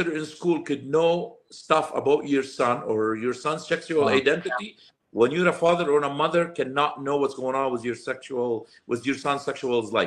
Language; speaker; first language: English; non-native, fluent; Arabic